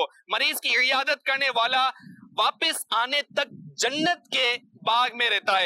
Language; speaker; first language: Urdu; native; Urdu